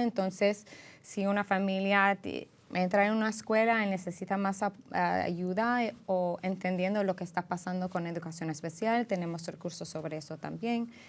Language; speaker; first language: Spanish; early bilingual, heritage; English